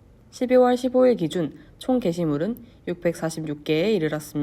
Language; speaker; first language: Korean; native; Korean